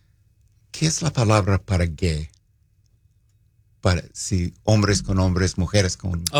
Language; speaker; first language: Spanish; non-native, fluent; English